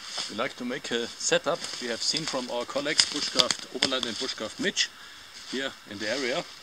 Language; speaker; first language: English; non-native, fluent; German